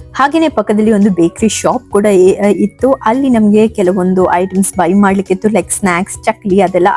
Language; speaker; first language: Kannada; non-native, local second language; Tulu